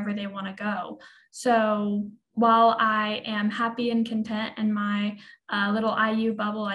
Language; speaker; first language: English; native; English